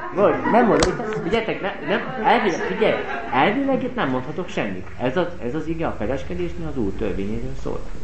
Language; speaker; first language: Hungarian; native; Hungarian